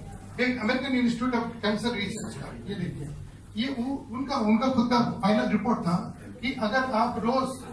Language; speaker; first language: Hindi; native; Hindi